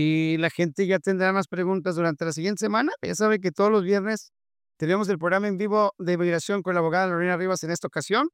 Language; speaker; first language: Spanish; native; Spanish